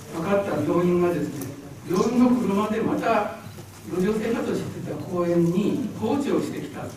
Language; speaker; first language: Japanese; native; Japanese